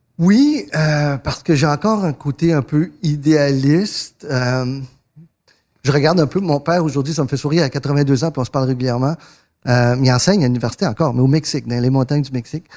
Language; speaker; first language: French; early bilingual, other home language; Spanish